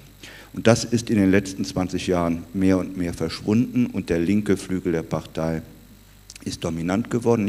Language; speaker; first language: German; native; German